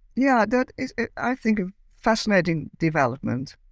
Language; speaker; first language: English; non-native, fluent; Dutch